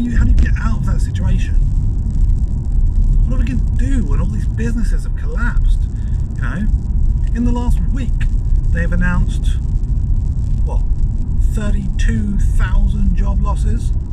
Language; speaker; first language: English; native; English